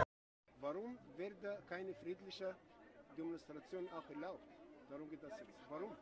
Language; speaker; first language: German; non-native, learner; Arabic